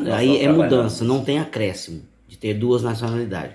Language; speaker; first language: Portuguese; native; Portuguese